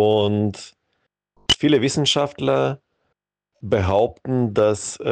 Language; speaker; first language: German; non-native, fluent; Ukrainian